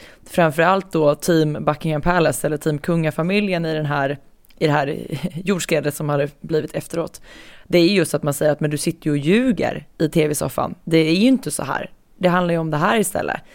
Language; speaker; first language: Swedish; native; Swedish